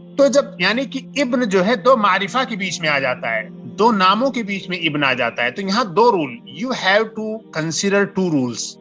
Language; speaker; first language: Urdu; native; Urdu